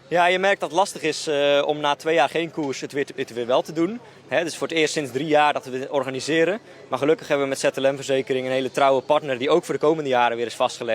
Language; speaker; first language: Dutch; native; Dutch